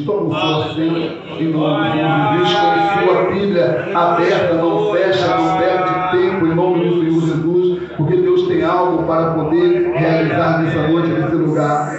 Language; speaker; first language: Portuguese; native; Portuguese